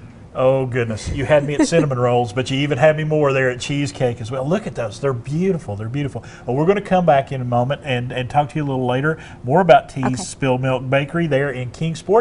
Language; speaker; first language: English; native; English